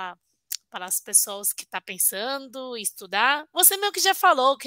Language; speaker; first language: Portuguese; non-native, fluent; Chinese